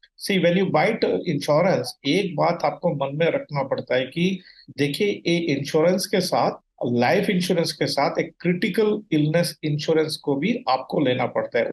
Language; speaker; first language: Hindi; non-native, local second language; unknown